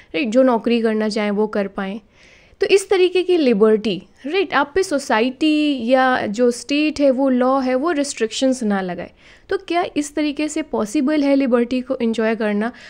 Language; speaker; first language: Hindi; native; Hindi